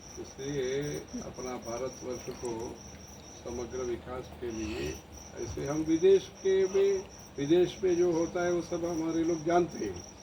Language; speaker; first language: Hindi; non-native, local second language; Tamil